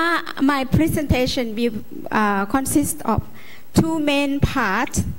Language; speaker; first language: English; non-native, learner; Lao